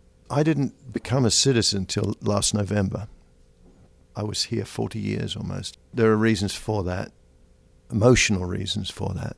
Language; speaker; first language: English; native; English